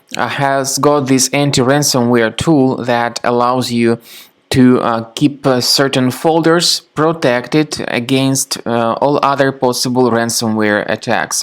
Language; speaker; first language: English; non-native, fluent; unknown